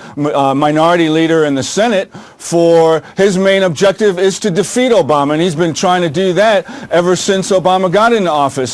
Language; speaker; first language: English; native; English